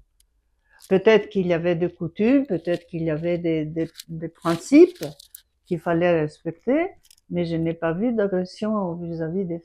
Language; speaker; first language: French; non-native, fluent; Greek